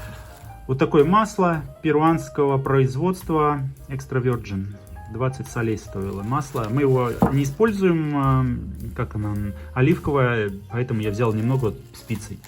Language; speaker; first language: Russian; native; Russian